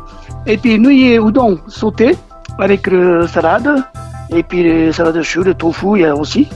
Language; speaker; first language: French; non-native, learner; Japanese